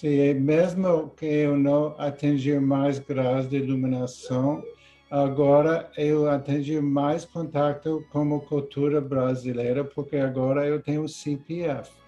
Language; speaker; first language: Portuguese; non-native, learner; English